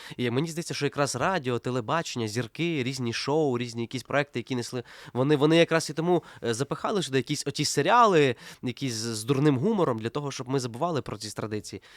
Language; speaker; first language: Ukrainian; native; Ukrainian